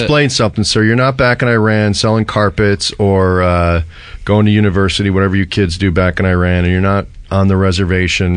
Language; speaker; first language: English; native; English